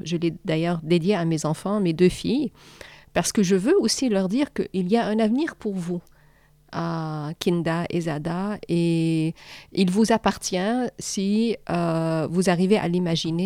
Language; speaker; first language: French; non-native, fluent; Arabic